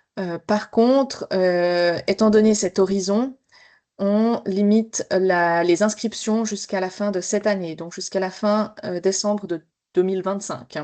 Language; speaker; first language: French; native; French